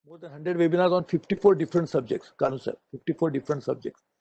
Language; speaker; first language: English; non-native, local second language; Marathi